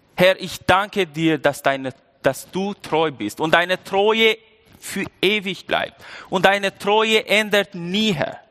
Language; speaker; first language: German; non-native, fluent; Albanian